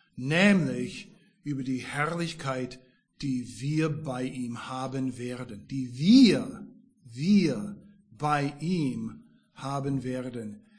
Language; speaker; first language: German; non-native, fluent; English